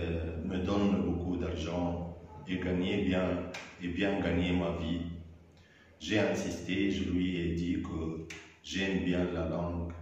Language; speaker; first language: French; non-native, fluent; Arabic